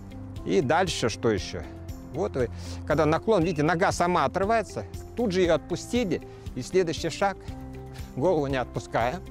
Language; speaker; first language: Russian; native; Russian